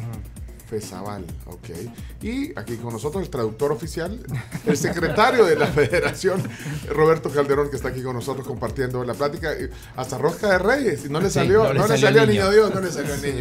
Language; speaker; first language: Spanish; native; Spanish